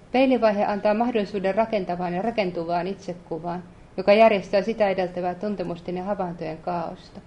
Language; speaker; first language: Finnish; native; Finnish